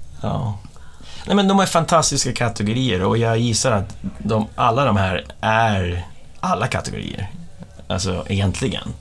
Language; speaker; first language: Swedish; non-native, fluent; English